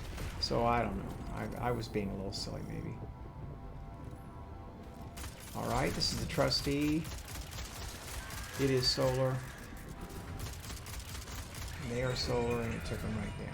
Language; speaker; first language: English; native; English